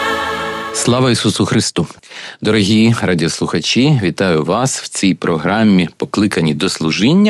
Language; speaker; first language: Ukrainian; native; Ukrainian